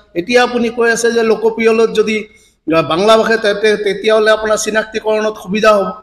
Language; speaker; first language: Assamese; non-native, local second language; Bangla